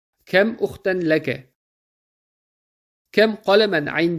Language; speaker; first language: Arabic; non-native, fluent; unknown